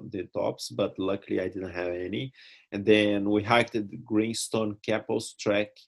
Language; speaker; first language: English; non-native, fluent; Portuguese